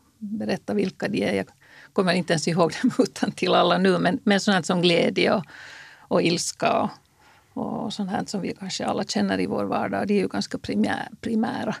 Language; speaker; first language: Swedish; native; Swedish